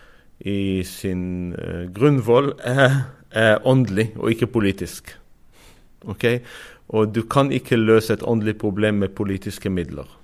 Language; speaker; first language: Norwegian; non-native, fluent; Arabic